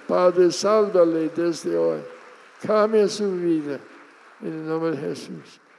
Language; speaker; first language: Spanish; non-native, fluent; English